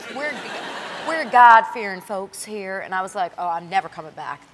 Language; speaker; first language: English; native; English